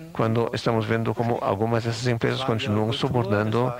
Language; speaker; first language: Portuguese; non-native, fluent; German